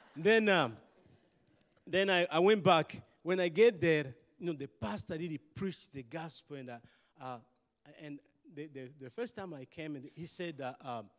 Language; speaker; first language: English; non-native, local second language; Kinyarwanda